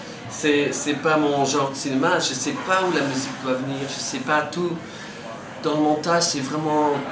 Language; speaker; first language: French; non-native, fluent; Dutch